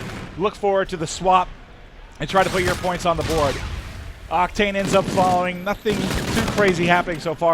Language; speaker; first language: English; native; English